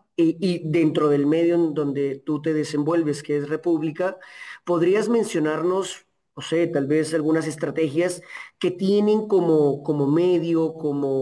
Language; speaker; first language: Spanish; native; Spanish